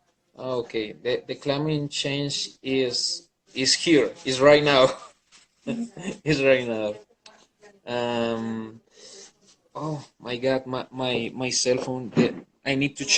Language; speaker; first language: English; non-native, learner; Spanish